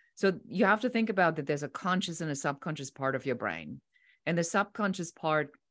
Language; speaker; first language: English; non-native, fluent; German